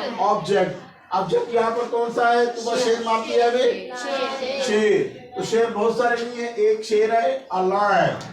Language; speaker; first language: Urdu; non-native, local second language; Saraiki